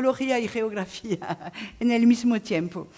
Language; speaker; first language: Spanish; non-native, fluent; French